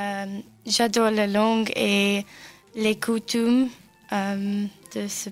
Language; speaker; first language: French; non-native, learner; English